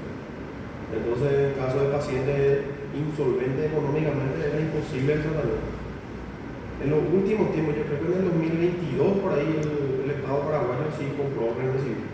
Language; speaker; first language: Spanish; native; Spanish